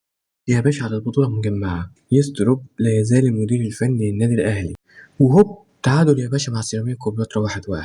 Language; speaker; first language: Arabic; native; Arabic